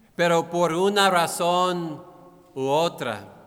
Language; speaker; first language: Spanish; non-native, fluent; English